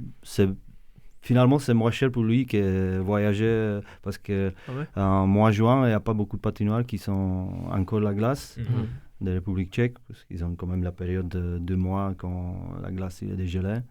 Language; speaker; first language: French; non-native, fluent; Czech